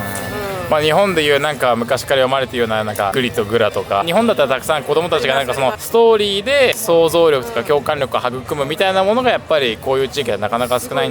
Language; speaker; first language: Japanese; native; Japanese